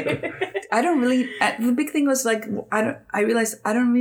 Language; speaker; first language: English; non-native, fluent; Greek